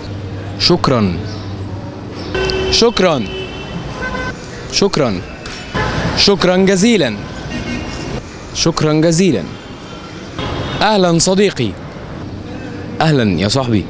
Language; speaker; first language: Arabic; non-native, learner; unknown